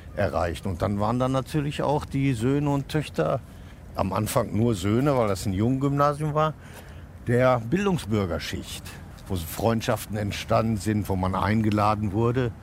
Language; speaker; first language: German; native; German